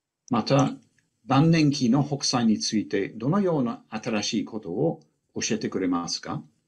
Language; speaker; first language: Japanese; non-native, fluent; English